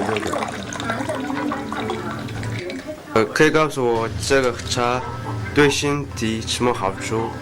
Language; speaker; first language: Chinese; non-native, learner; Mongolian